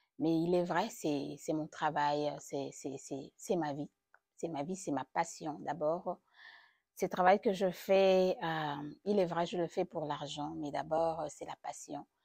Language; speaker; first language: French; non-native, local second language; Lingala